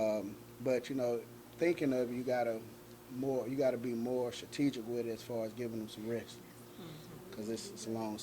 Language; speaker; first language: English; native; English